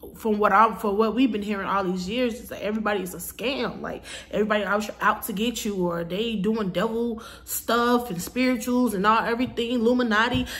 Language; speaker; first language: English; native; English